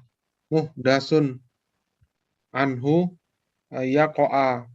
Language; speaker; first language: Arabic; non-native, learner; Indonesian